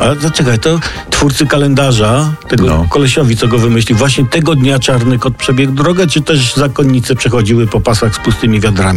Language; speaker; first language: Polish; native; Polish